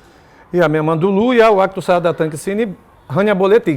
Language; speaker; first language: Indonesian; non-native, fluent; Portuguese